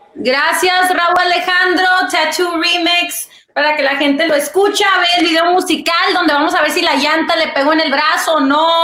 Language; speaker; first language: Spanish; native; Spanish